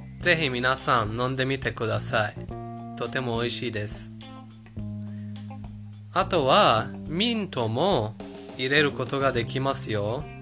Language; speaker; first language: Japanese; non-native, learner; Persian